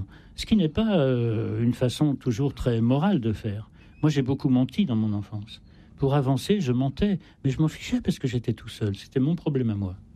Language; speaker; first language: French; native; French